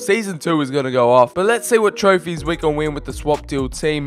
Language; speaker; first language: English; native; English